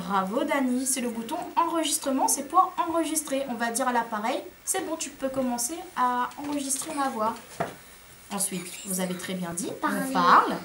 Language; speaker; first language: French; native; French